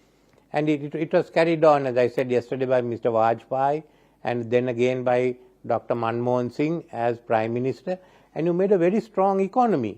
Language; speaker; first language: English; non-native, local second language; Sinhala